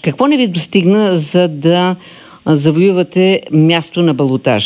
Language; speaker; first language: Bulgarian; native; Bulgarian